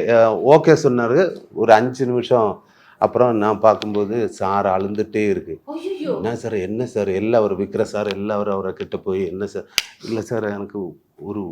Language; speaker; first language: Tamil; non-native, learner; Malayalam